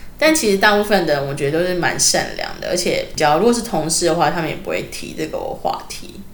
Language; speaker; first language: Chinese; native; Chinese